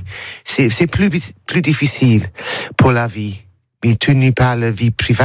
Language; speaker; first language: French; non-native, learner; English